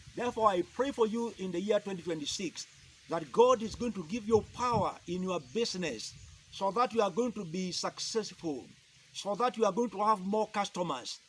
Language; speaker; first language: English; non-native, local second language; Swahili